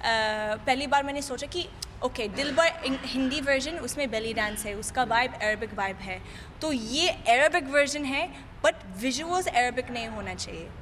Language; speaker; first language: Hindi; non-native, fluent; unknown